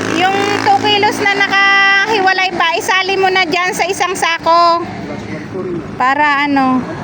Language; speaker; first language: Filipino; non-native, local second language; Cebuano